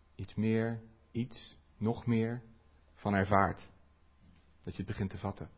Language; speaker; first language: Dutch; native; Dutch